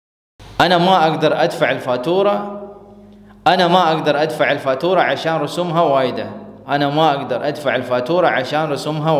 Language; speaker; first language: Arabic; non-native, fluent; Urdu